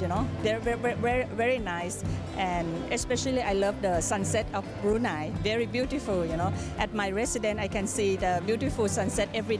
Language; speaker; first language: English; non-native, fluent; Thai